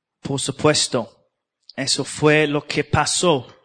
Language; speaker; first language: Spanish; non-native, learner; English